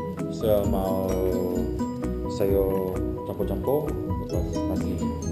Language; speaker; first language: Indonesian; non-native, learner; Cantonese